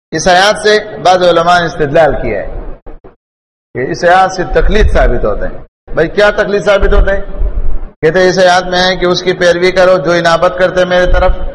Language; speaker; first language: Urdu; non-native, local second language; Pashto